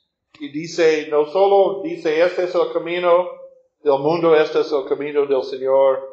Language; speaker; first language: Spanish; non-native, fluent; English